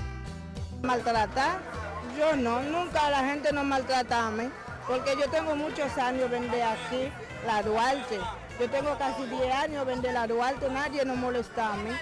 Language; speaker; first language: Spanish; non-native, learner; Haitian Creole